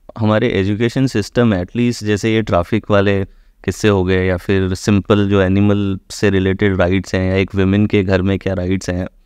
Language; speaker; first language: Hindi; native; Hindi